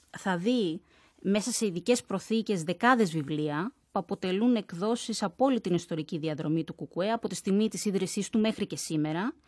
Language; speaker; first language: Greek; native; Greek